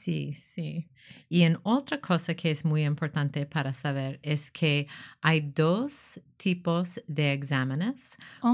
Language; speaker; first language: Spanish; non-native, learner; English